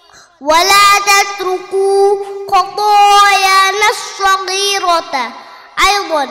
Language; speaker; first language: Arabic; non-native, learner; Bangla